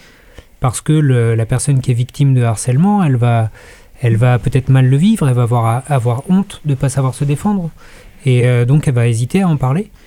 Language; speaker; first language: French; native; French